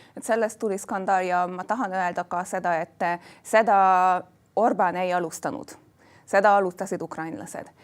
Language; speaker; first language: Estonian; non-native, fluent; Hungarian